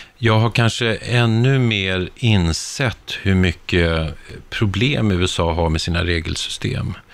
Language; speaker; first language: Swedish; native; Swedish